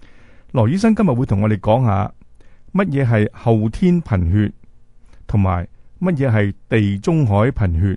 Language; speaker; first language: Chinese; native; Chinese